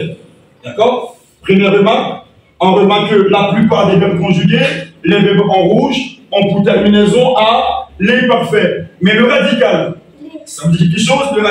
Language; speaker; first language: French; non-native, local second language; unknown